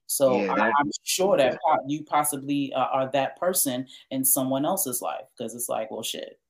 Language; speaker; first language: English; native; English